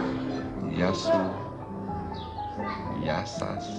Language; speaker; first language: Greek; non-native, learner; English